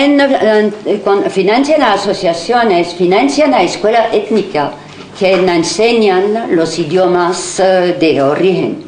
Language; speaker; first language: Spanish; non-native, fluent; French